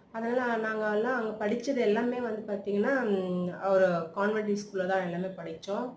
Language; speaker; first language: Tamil; non-native, local second language; Telugu